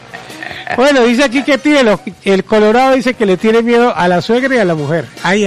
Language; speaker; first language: Spanish; native; Spanish